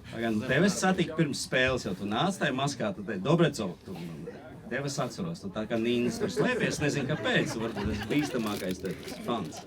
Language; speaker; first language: Latvian; non-native, local second language; Russian